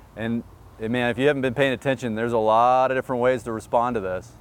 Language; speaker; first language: English; early bilingual, other home language; Dutch